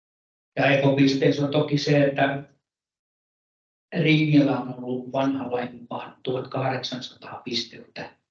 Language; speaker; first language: Finnish; non-native, local second language; Swedish